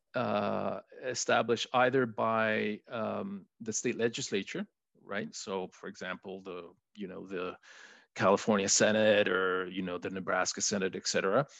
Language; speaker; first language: English; non-native, fluent; Spanish